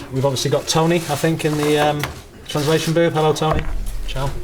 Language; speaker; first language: English; native; English